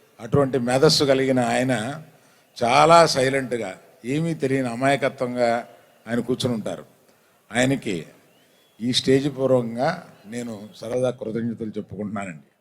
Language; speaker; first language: Telugu; native; Telugu